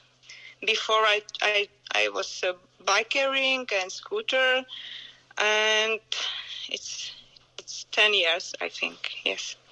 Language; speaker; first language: English; non-native, learner; Czech